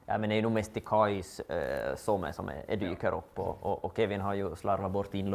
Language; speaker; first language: Swedish; native; Swedish